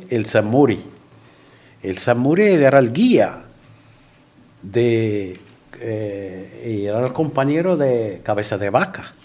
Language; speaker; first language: Spanish; non-native, fluent; Arabic